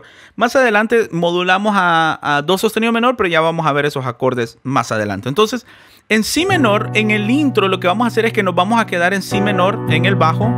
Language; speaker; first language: Spanish; native; Spanish